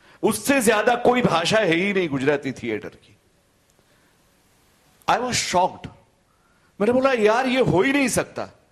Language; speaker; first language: Hindi; non-native, local second language; Gujarati